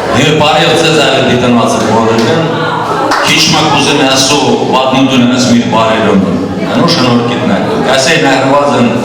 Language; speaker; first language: Armenian; early bilingual, heritage; Armenian